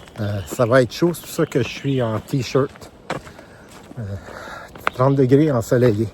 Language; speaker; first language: French; native; French